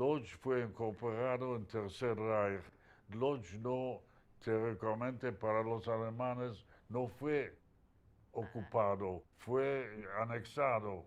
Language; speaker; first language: Spanish; non-native, fluent; Yiddish